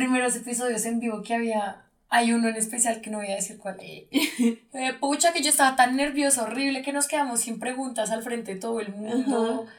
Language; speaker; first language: Spanish; native; Spanish